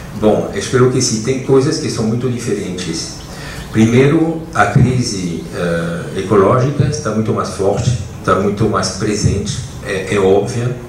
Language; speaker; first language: Portuguese; non-native, fluent; French